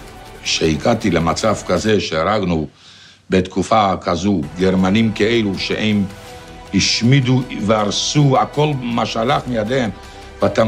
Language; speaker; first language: Hebrew; non-native, fluent; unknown